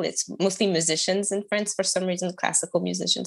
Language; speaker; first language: English; non-native, fluent; French